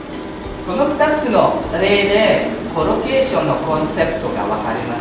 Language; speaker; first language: Japanese; non-native, fluent; Indonesian